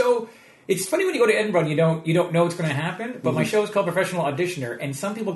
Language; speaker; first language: English; native; English